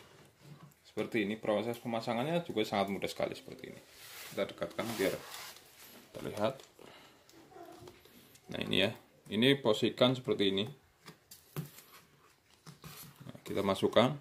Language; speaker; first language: Indonesian; native; Indonesian